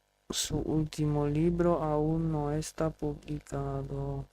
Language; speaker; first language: Spanish; non-native, learner; English